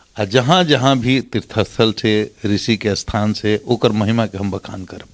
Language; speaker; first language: Maithili; non-native, local second language; Bhojpuri